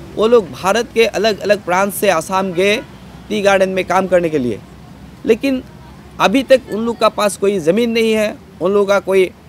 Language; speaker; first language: Hindi; non-native, local second language; Assamese